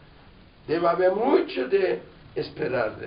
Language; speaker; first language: Spanish; non-native, fluent; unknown